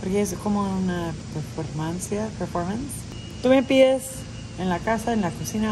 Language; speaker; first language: Spanish; non-native, fluent; English